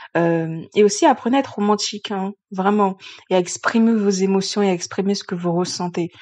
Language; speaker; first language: French; early bilingual, other home language; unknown